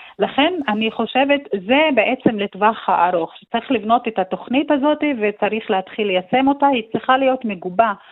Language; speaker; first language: Hebrew; non-native, local second language; Arabic